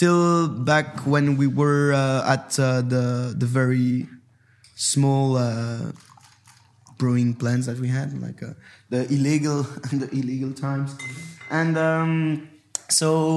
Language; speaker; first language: English; non-native, fluent; French